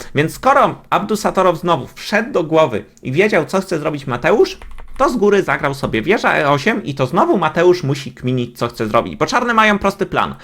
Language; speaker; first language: Polish; native; Polish